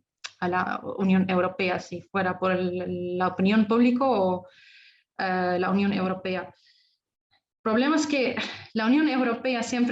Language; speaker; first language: Spanish; non-native, fluent; Arabic